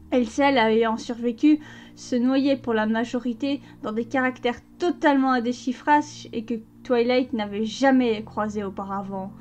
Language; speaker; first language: French; native; French